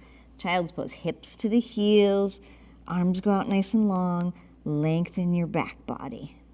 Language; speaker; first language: English; native; English